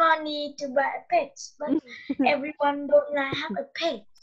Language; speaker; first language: English; non-native, learner; Vietnamese